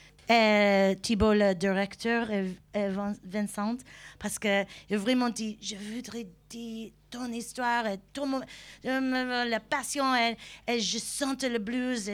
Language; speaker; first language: French; non-native, learner; English